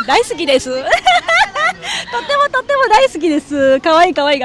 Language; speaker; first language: Japanese; non-native, fluent; Mongolian